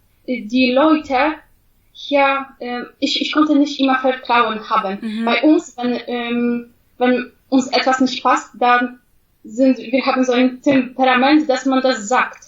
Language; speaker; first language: German; non-native, fluent; Polish